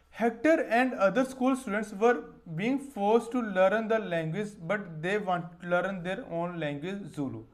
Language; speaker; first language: English; non-native, local second language; Punjabi